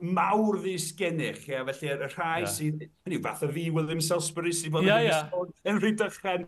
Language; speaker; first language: Welsh; non-native, fluent; English